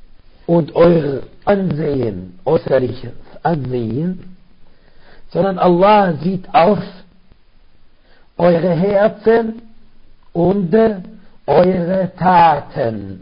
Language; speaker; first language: German; non-native, fluent; Arabic